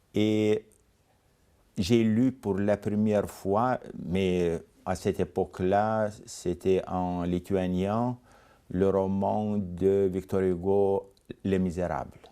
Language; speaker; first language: French; non-native, fluent; Lithuanian